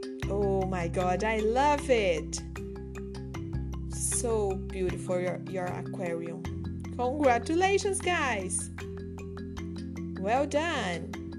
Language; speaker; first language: English; non-native, fluent; Portuguese